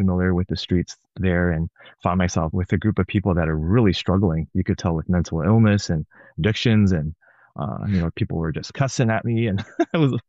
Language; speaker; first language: English; native; English